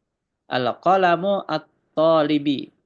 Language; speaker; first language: Arabic; non-native, fluent; Indonesian